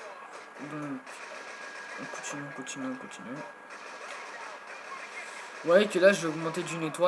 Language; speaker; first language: French; native; French